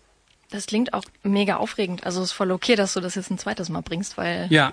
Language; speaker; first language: German; native; German